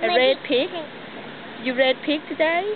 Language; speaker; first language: English; non-native, fluent; Thai